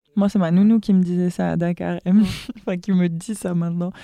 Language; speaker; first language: French; native; French